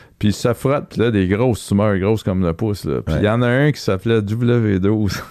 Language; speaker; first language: French; native; French